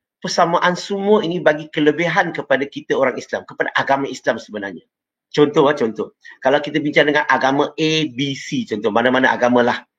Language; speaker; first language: Malay; non-native, local second language; Chinese